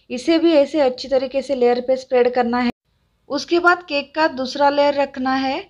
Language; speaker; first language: Hindi; non-native, local second language; Marathi